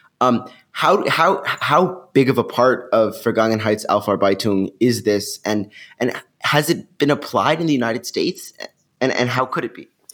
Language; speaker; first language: English; native; English